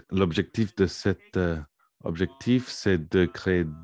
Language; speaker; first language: French; non-native, fluent; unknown